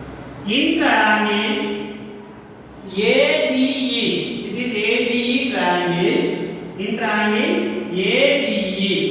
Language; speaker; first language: English; non-native, local second language; Telugu